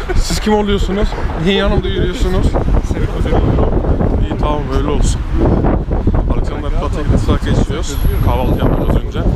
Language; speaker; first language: Turkish; early bilingual, heritage; Turkish